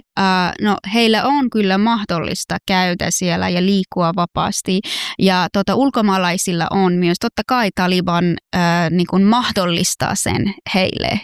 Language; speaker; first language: Finnish; non-native, fluent; Persian